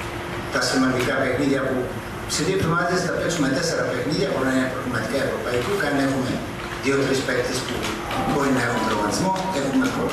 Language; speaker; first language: Greek; non-native, fluent; Serbian